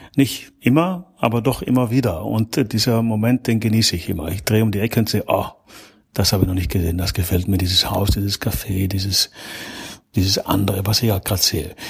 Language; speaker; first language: German; native; German